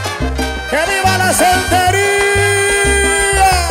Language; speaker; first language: Spanish; native; Spanish